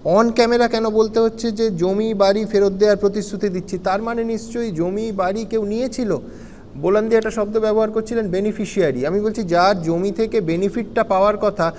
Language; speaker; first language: Bangla; native; Bangla